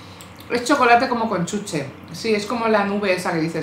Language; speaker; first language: Spanish; native; Spanish